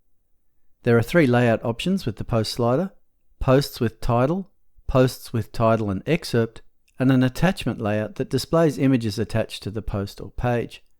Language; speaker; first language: English; native; English